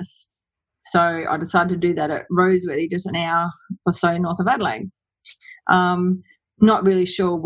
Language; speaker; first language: English; native; English